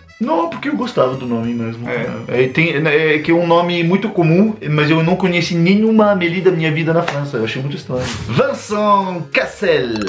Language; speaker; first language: Portuguese; non-native, fluent; French